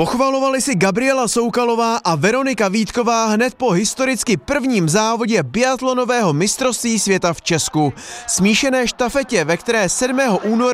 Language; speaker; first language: Czech; native; Czech